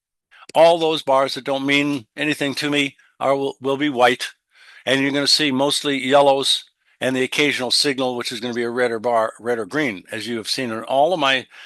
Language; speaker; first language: English; native; English